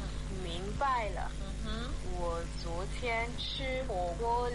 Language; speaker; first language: Chinese; non-native, learner; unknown